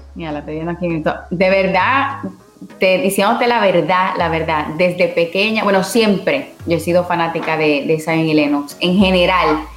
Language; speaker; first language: Spanish; native; Spanish